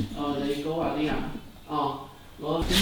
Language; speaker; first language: Vietnamese; non-native, local second language; Cantonese